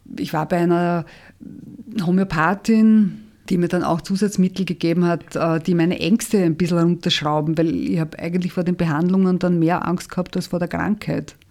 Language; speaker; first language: German; native; German